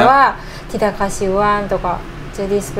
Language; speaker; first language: Indonesian; non-native, learner; Japanese